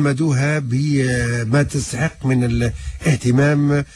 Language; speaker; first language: Arabic; native; Arabic